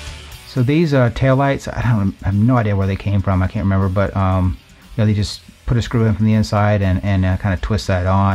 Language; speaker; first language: English; native; English